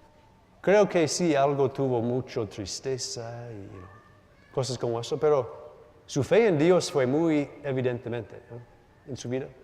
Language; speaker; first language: Spanish; non-native, learner; English